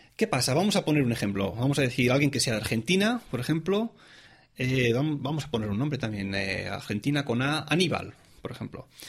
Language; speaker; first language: Spanish; non-native, local second language; Catalan